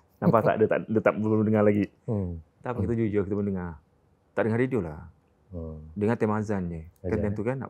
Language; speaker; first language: Malay; native; Malay